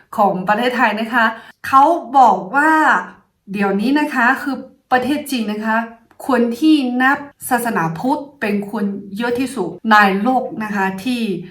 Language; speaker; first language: Thai; non-native, fluent; Chinese